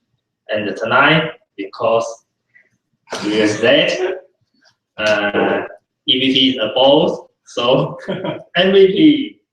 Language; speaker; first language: English; non-native, fluent; Chinese